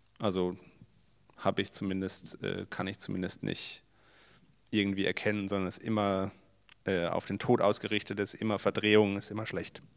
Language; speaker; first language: German; native; German